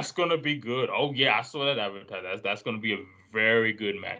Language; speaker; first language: English; native; English